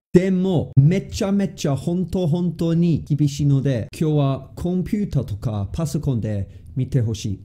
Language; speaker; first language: Japanese; non-native, fluent; English